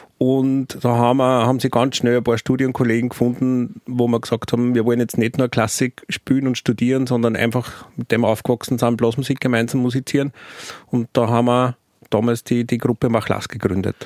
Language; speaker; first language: German; native; German